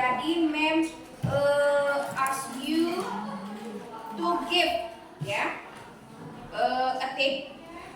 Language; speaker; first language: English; non-native, learner; Indonesian